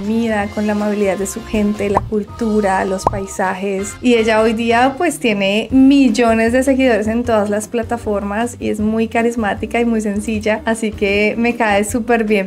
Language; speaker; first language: Spanish; native; Spanish